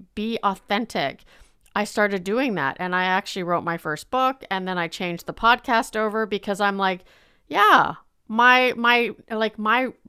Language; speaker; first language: English; native; English